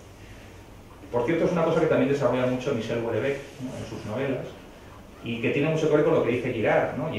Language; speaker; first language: Spanish; native; Spanish